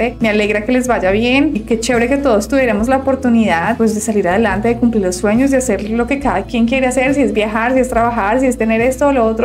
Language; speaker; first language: Spanish; native; Spanish